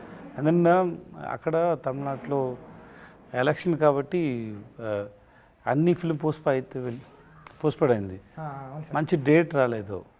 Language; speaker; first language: Telugu; non-native, learner; Tamil